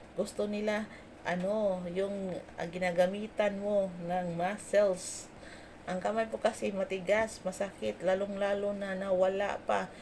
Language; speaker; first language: Filipino; non-native, local second language; Cebuano